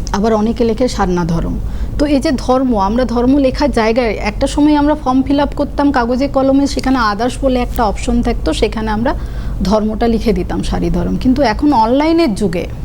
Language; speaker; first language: Bangla; non-native, local second language; Santali